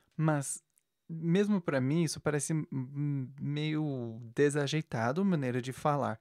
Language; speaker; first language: Portuguese; non-native, fluent; English